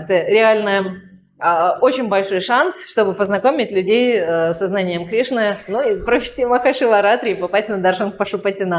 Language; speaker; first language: Russian; native; Russian